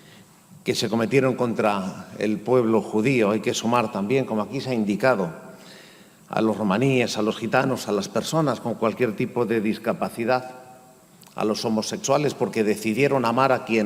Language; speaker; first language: Spanish; native; Spanish